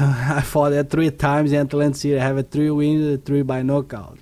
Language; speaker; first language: English; non-native, learner; Portuguese